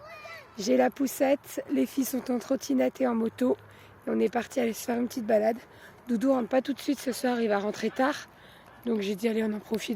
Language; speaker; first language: French; native; French